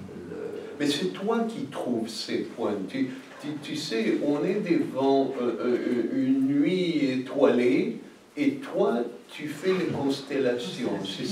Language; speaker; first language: French; non-native, fluent; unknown